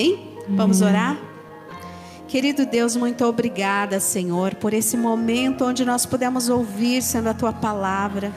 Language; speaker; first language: Portuguese; native; Portuguese